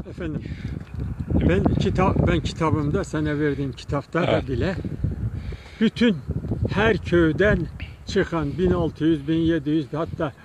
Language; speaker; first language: Turkish; early bilingual, other home language; Kazakh